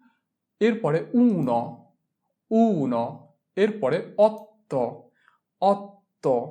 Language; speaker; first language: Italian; non-native, fluent; Bangla